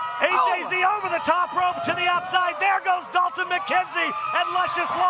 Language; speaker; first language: English; native; English